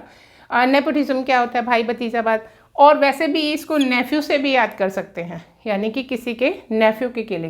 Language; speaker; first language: Hindi; native; Hindi